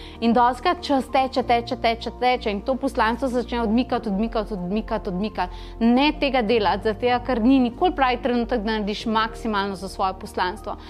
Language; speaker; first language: Slovenian; non-native, local second language; Croatian